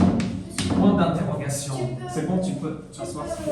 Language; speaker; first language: French; non-native, local second language; Arabic